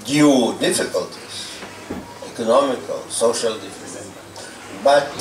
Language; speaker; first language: English; non-native, fluent; Lithuanian